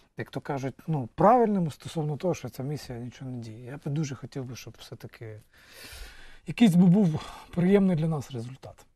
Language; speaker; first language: Ukrainian; native; Ukrainian